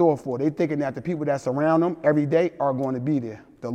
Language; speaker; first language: English; native; English